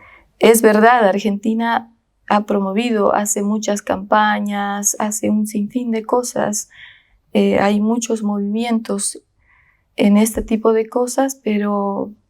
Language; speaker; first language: Spanish; native; Spanish